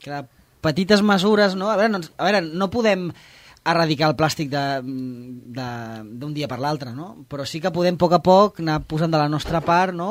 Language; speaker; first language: Catalan; native; Catalan